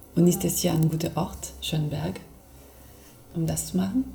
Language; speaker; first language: German; non-native, fluent; French